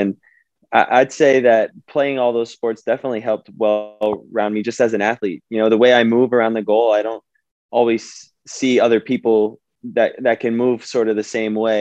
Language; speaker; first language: English; native; English